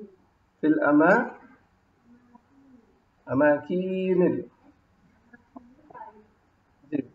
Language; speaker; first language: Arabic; non-native, fluent; Urdu